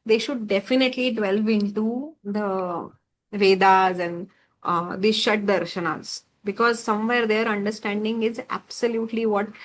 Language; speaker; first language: English; non-native, local second language; Marathi